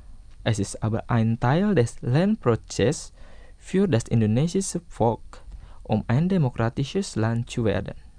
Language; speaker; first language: German; non-native, fluent; Indonesian